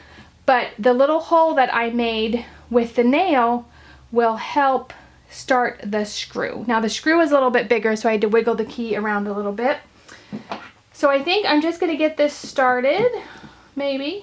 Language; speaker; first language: English; native; English